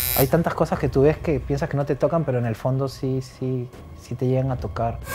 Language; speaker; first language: Spanish; native; Spanish